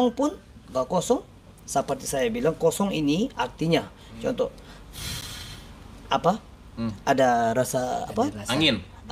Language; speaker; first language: Indonesian; non-native, learner; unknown